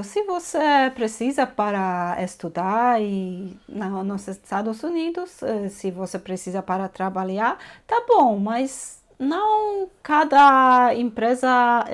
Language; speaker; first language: Portuguese; non-native, fluent; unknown